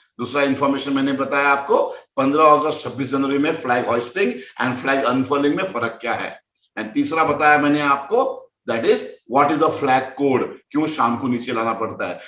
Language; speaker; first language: Hindi; non-native, local second language; Konkani